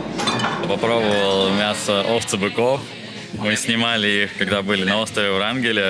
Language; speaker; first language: Russian; native; Russian